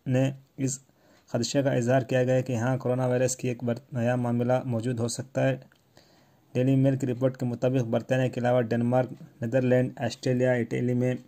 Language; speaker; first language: Urdu; native; Urdu